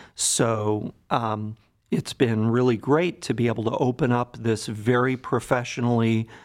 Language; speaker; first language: English; native; English